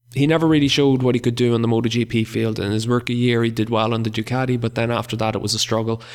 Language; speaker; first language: English; native; English